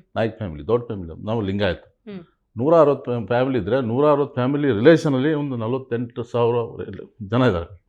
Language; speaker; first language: Kannada; native; Kannada